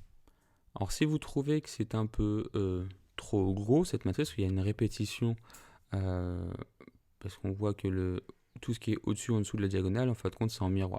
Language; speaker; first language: French; native; French